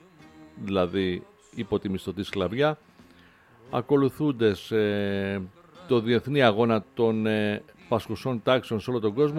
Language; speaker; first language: Greek; native; Greek